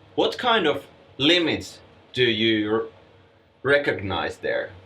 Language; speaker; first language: English; non-native, fluent; Finnish